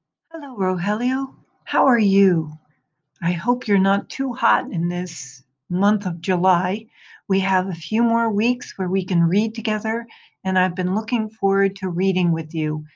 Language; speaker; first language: English; native; English